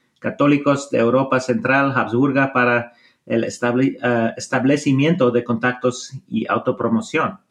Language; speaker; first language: Spanish; non-native, fluent; English